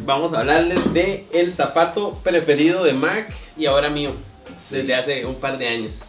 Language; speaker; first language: Spanish; native; Spanish